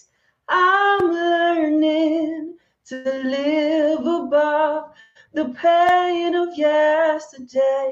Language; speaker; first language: English; non-native, local second language; Yoruba